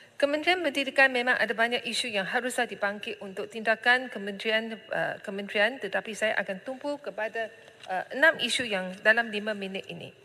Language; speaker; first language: Malay; non-native, local second language; Chinese